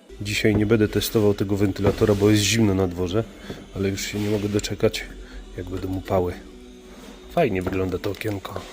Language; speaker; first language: Polish; native; Polish